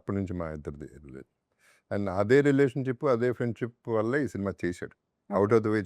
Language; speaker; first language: Telugu; native; Telugu